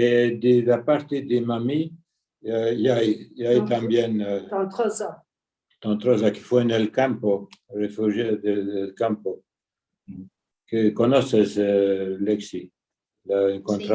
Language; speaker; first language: Spanish; early bilingual, heritage; Ladino